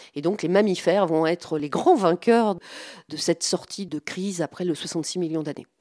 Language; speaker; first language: French; native; French